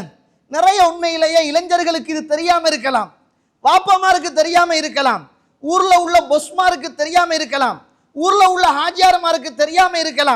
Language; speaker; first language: Tamil; native; Tamil